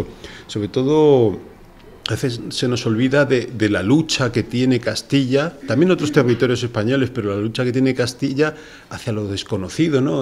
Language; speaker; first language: Spanish; native; Spanish